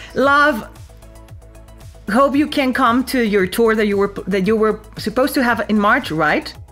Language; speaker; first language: English; non-native, fluent; Spanish